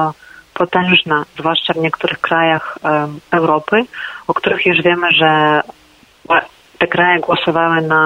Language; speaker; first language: Polish; non-native, fluent; Ukrainian